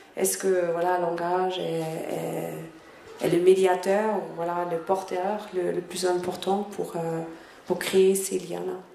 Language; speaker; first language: French; non-native, fluent; German